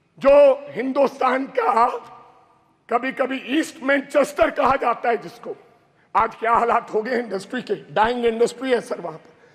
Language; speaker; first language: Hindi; non-native, local second language; Punjabi